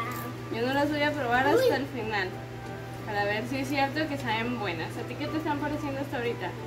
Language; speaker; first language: Spanish; native; Spanish